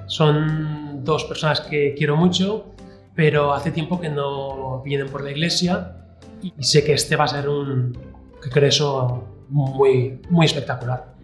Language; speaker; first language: Spanish; native; Spanish